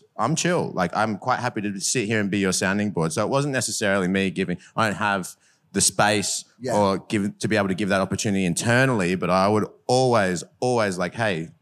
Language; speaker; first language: English; native; English